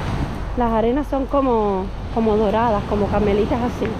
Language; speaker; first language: Spanish; native; Spanish